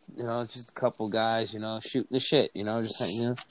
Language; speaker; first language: English; native; English